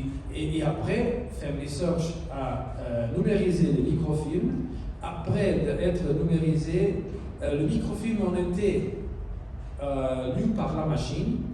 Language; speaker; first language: French; non-native, learner; Spanish